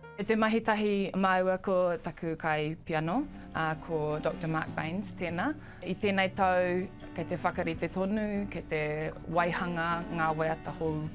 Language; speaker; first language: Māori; non-native, local second language; English